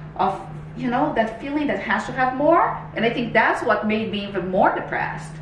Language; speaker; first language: English; non-native, fluent; Portuguese